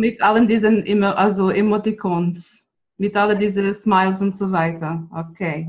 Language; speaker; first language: German; non-native, fluent; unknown